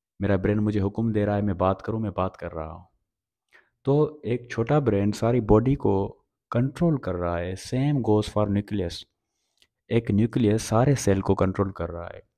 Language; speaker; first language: Urdu; non-native, local second language; Sindhi